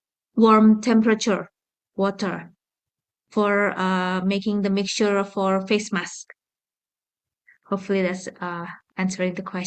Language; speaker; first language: English; non-native, fluent; Indonesian